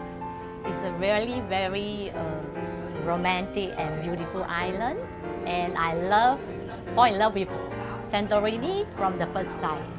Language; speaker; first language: English; non-native, fluent; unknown